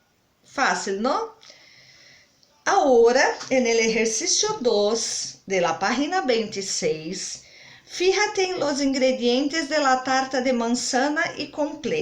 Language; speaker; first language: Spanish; non-native, fluent; Portuguese